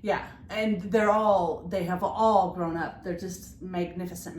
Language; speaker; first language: English; native; English